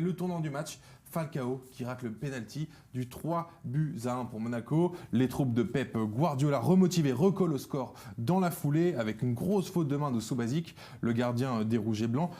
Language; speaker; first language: French; native; French